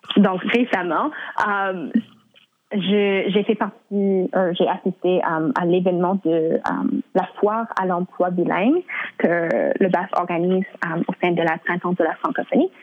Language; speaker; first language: French; non-native, local second language; English